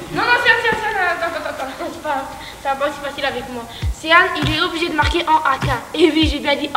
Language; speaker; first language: French; native; French